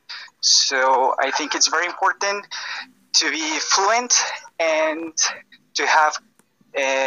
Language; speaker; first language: English; non-native, fluent; Spanish